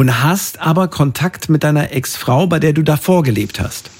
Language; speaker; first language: German; native; German